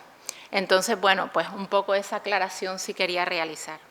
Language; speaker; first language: Spanish; native; Spanish